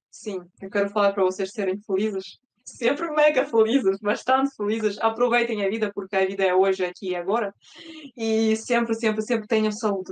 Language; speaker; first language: Portuguese; early bilingual, other home language; Russian